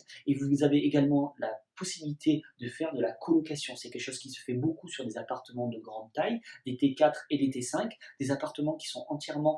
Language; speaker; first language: French; native; French